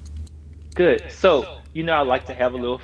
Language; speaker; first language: English; native; English